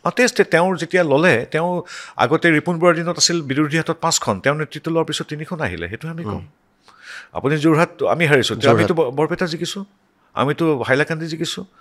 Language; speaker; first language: Assamese; native; Assamese